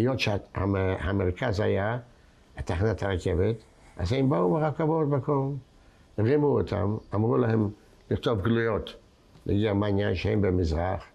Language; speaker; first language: Hebrew; non-native, fluent; Yiddish